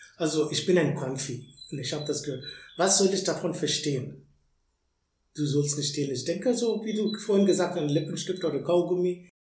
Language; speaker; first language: German; non-native, fluent; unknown